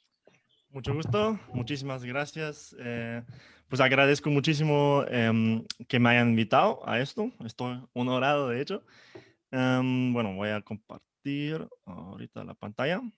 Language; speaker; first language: Spanish; non-native, fluent; German